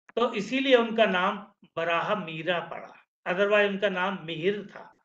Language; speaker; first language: Hindi; native; Hindi